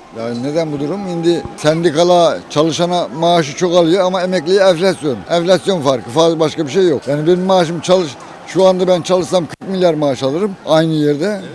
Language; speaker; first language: Turkish; native; Turkish